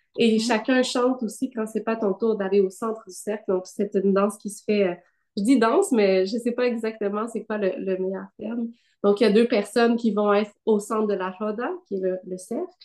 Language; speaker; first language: French; native; French